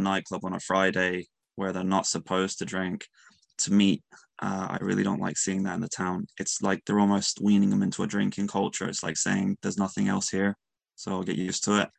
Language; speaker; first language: English; native; English